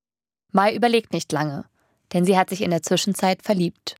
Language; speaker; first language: German; native; German